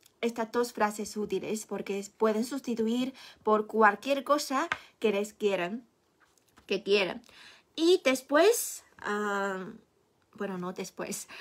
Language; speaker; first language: Spanish; non-native, fluent; Chinese